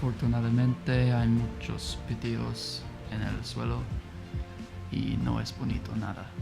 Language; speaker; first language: Spanish; non-native, learner; English